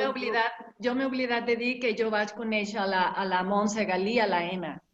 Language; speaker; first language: Catalan; non-native, learner; Spanish